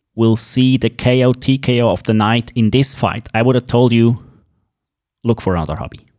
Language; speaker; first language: English; non-native, fluent; German